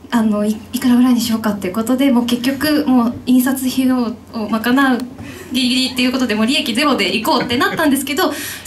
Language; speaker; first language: Japanese; native; Japanese